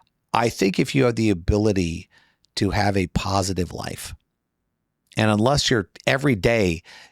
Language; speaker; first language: English; native; English